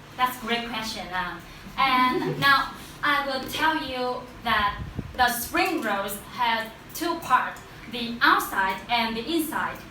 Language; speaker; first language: English; non-native, learner; Vietnamese